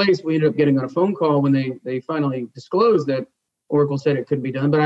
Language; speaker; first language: English; native; English